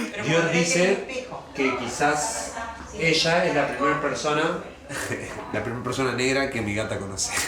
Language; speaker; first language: Spanish; native; Spanish